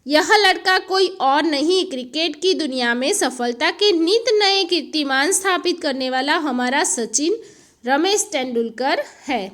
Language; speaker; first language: Hindi; non-native, local second language; Gujarati